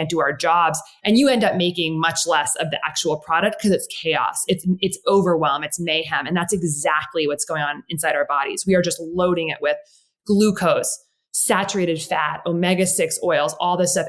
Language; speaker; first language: English; native; English